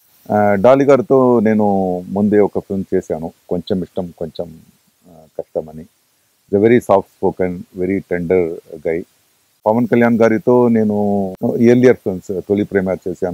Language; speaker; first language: Telugu; non-native, fluent; Tamil